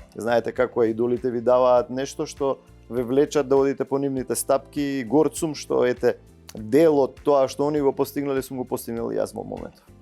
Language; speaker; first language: Macedonian; native; Macedonian